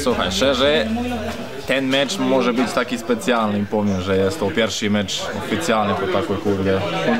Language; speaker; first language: Polish; non-native, learner; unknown